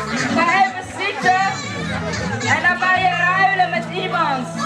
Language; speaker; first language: Dutch; non-native, fluent; Lingala